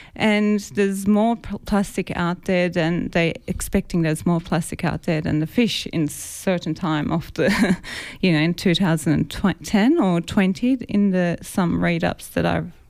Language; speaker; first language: English; non-native, fluent; Greek